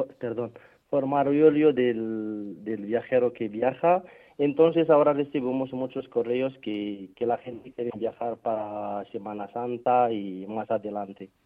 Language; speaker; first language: Spanish; non-native, fluent; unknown